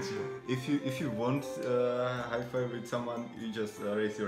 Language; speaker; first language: English; non-native, fluent; Slovak